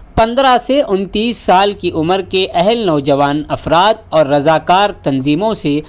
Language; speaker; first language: Urdu; native; Urdu